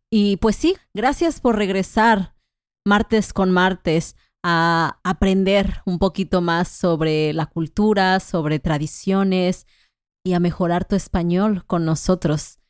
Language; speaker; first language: Spanish; native; Spanish